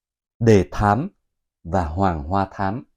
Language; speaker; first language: Vietnamese; native; Vietnamese